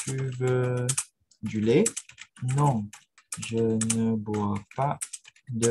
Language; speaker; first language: French; non-native, fluent; Indonesian